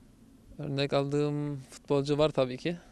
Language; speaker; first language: Turkish; early bilingual, heritage; Turkish